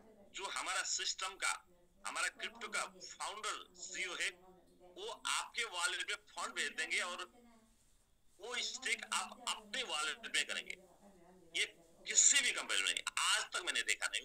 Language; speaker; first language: Hindi; native; Hindi